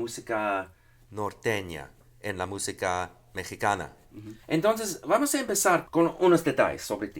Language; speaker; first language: Spanish; non-native, fluent; English